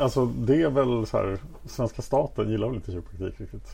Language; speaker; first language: Swedish; native; Swedish